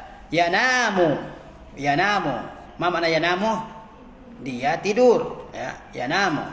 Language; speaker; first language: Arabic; non-native, fluent; Indonesian